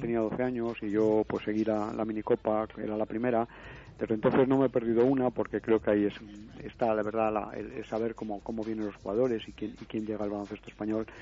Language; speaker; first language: Spanish; native; Spanish